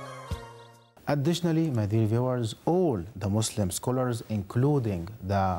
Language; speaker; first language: English; non-native, fluent; Arabic